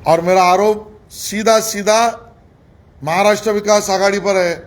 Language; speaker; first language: Hindi; non-native, local second language; Marathi